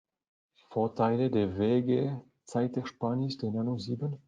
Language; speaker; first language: German; non-native, learner; French